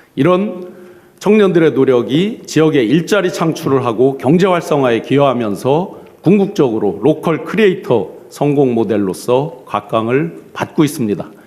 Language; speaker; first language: Korean; native; Korean